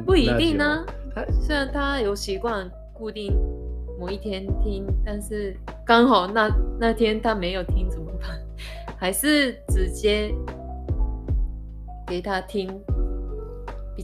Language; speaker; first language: Chinese; non-native, learner; Japanese